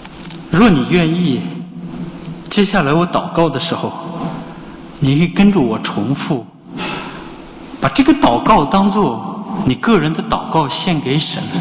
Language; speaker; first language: Chinese; native; Chinese